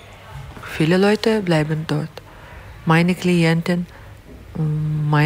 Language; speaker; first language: German; non-native, learner; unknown